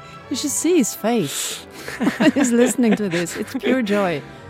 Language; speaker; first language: English; non-native, fluent; Norwegian